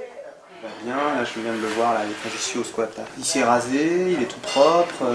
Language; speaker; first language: French; native; French